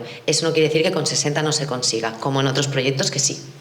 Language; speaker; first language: Spanish; native; Spanish